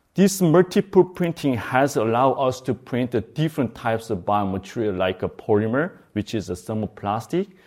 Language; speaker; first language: English; non-native, fluent; Korean